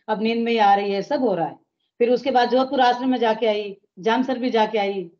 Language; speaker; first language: Hindi; native; Hindi